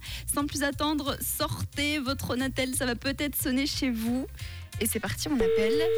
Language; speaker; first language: French; native; French